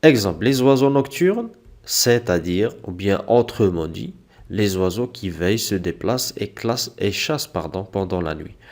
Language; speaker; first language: French; non-native, local second language; Arabic